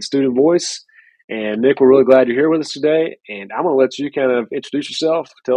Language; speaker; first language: English; native; English